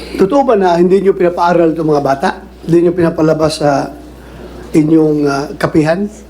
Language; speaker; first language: Filipino; non-native, local second language; Cebuano